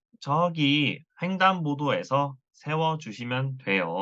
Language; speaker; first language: Korean; non-native, learner; Thai